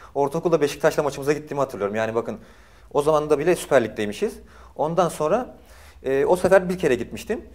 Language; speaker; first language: Turkish; native; Turkish